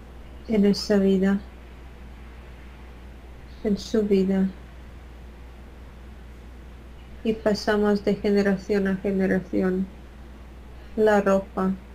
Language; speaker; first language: Spanish; non-native, fluent; Latvian